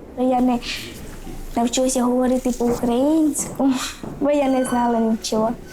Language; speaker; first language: Ukrainian; non-native, local second language; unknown